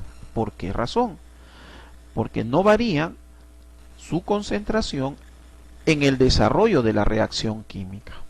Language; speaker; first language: Spanish; native; Spanish